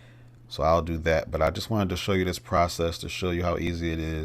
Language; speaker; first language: English; native; English